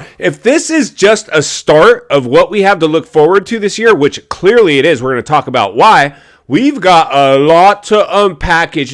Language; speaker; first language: English; native; English